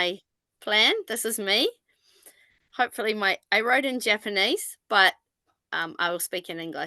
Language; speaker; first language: English; non-native, fluent; Japanese